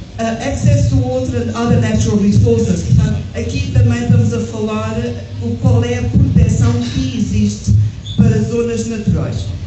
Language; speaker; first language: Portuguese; early bilingual, heritage; English